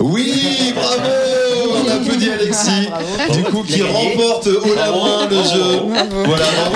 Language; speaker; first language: French; native; French